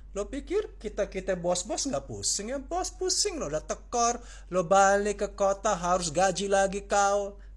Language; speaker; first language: Indonesian; native; Indonesian